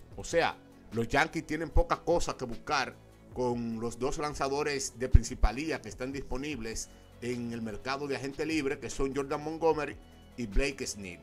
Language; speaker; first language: Spanish; native; Spanish